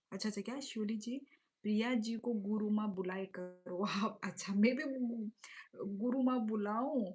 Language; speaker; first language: Hindi; non-native, local second language; Kok Borok